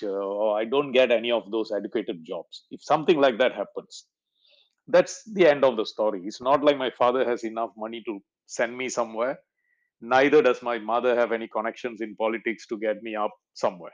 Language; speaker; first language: English; non-native, local second language; Malayalam